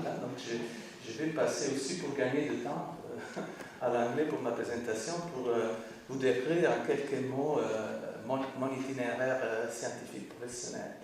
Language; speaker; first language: French; non-native, fluent; Italian